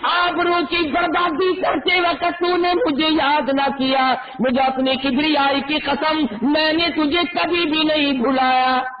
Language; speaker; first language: Urdu; native; Urdu